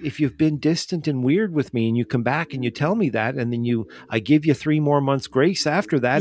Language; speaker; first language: English; native; English